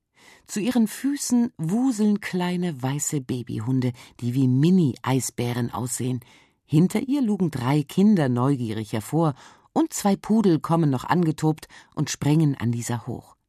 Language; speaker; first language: German; native; German